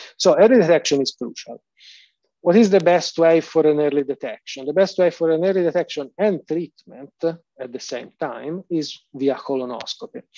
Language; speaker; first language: English; non-native, fluent; Italian